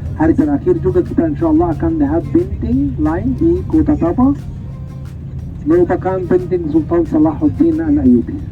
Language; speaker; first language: Indonesian; non-native, fluent; Arabic